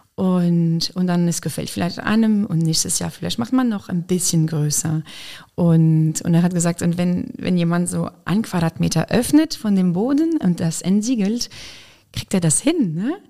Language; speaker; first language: German; non-native, fluent; French